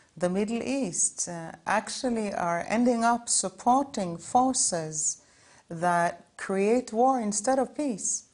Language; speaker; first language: English; non-native, fluent; Norwegian